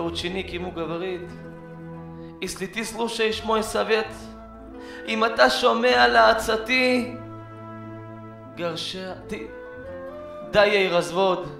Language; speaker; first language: Russian; non-native, learner; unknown